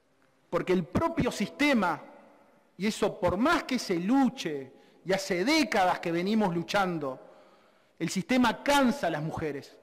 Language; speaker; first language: Spanish; native; Spanish